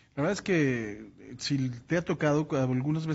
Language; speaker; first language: Spanish; native; Spanish